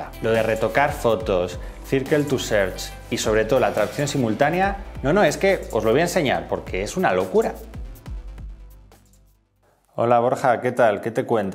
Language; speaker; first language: Spanish; native; Spanish